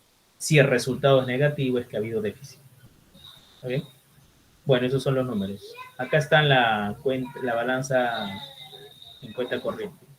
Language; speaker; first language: Spanish; native; Spanish